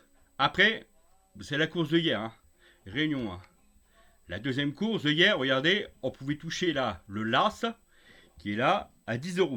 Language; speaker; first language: French; native; French